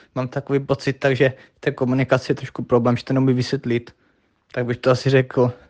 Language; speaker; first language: Czech; native; Czech